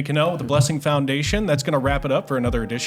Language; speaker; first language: English; native; English